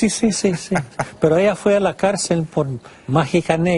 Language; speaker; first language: Spanish; non-native, fluent; English